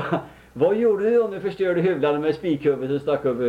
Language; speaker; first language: Swedish; native; Swedish